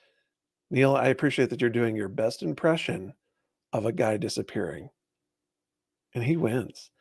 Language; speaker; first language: English; native; English